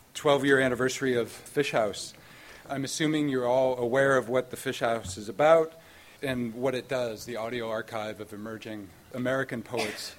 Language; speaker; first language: English; native; English